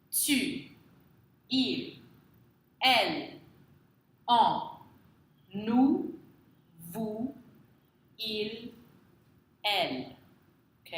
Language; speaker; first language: French; non-native, fluent; English